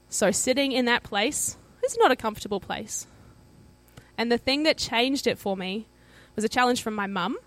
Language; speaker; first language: English; native; English